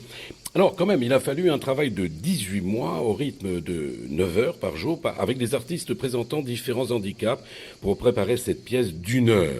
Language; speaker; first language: French; native; French